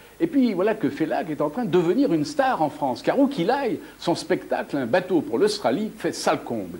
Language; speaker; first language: French; native; French